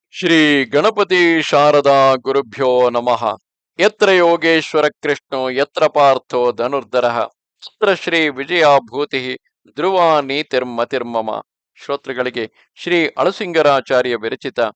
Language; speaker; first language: Kannada; native; Kannada